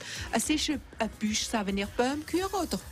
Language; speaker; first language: German; native; German